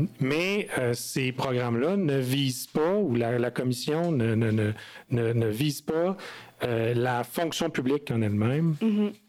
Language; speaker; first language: French; native; French